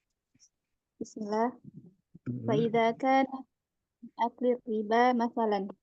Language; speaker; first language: Arabic; non-native, learner; Indonesian